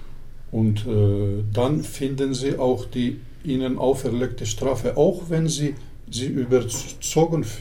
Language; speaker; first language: German; early bilingual, other home language; Turkish